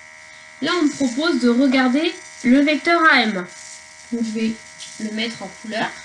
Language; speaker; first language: French; native; French